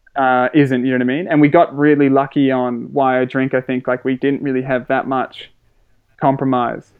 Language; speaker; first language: English; native; English